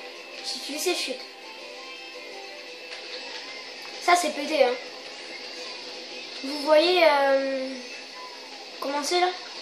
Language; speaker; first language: French; native; French